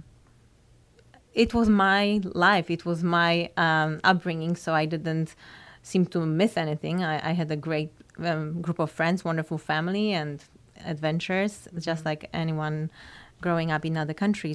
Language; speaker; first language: English; non-native, fluent; Polish